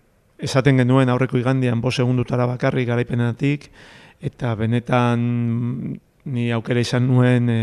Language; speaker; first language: Basque; native; Basque